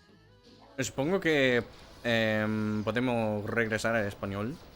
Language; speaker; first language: Spanish; non-native, learner; English